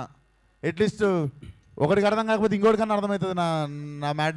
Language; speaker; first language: Telugu; native; Telugu